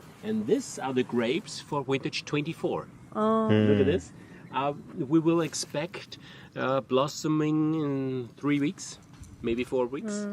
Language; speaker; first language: English; non-native, fluent; German